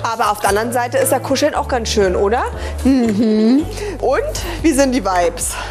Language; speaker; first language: German; native; German